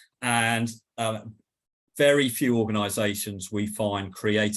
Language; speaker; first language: English; native; English